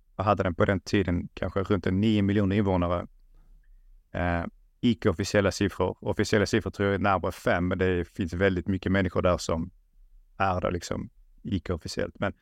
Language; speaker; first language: Swedish; early bilingual, other home language; Russian